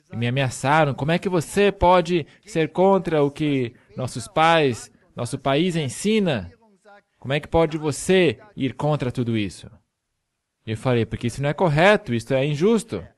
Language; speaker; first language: Portuguese; non-native, fluent; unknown